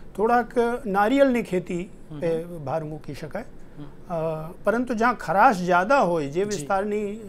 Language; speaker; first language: Gujarati; non-native, local second language; Hindi